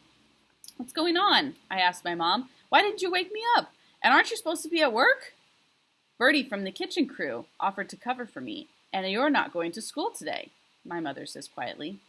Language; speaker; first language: English; native; English